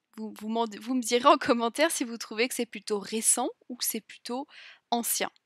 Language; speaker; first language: French; native; French